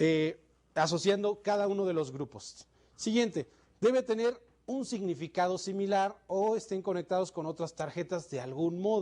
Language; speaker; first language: Spanish; native; Spanish